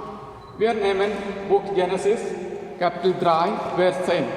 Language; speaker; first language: German; non-native, learner; Malayalam